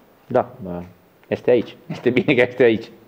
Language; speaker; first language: Romanian; non-native, learner; Italian